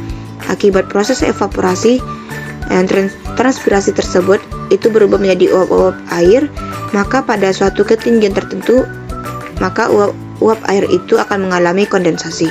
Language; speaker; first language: Indonesian; native; Indonesian